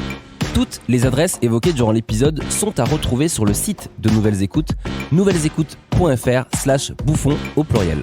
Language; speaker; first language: French; native; French